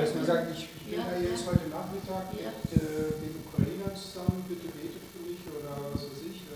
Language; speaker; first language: German; native; German